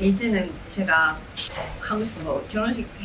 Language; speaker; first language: Korean; non-native, fluent; Swedish